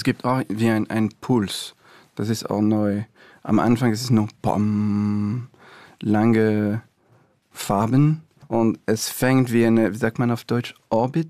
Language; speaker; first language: German; non-native, fluent; French